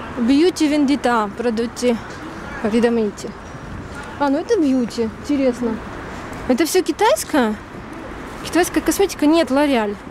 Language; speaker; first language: Russian; native; Russian